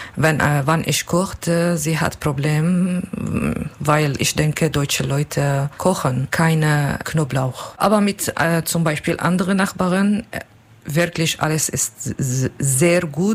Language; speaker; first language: German; non-native, learner; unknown